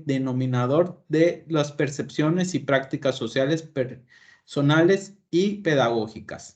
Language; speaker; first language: Spanish; native; Spanish